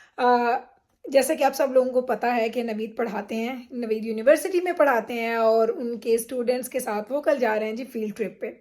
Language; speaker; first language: Urdu; native; Urdu